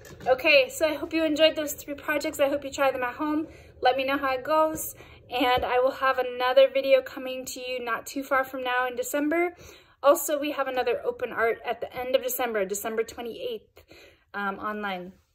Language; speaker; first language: English; native; English